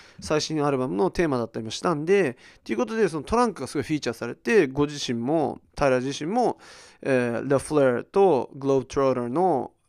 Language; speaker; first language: Japanese; early bilingual, heritage; Japanese